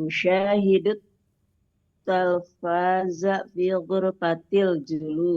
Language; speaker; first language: Arabic; non-native, learner; Indonesian